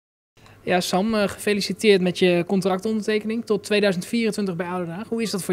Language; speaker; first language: Dutch; native; Dutch